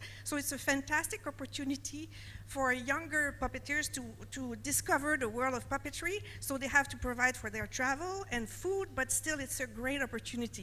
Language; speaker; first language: English; non-native, fluent; French